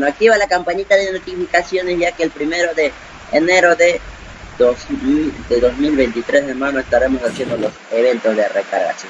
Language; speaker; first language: Spanish; native; Spanish